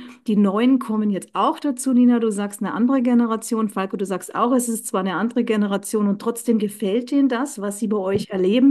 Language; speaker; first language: German; native; German